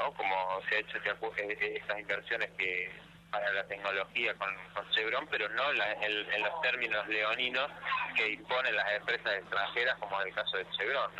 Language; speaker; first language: Spanish; native; Spanish